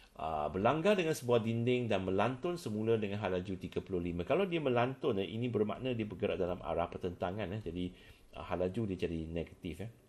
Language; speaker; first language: Malay; non-native, local second language; Chinese